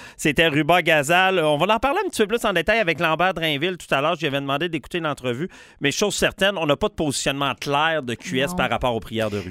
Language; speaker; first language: French; native; French